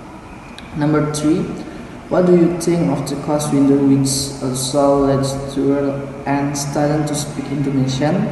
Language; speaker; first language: English; non-native, learner; Indonesian